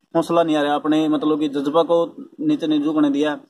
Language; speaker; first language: Hindi; native; Hindi